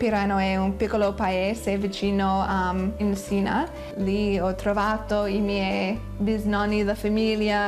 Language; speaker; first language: Italian; non-native, learner; English